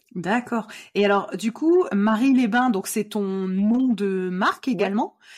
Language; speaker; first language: French; native; French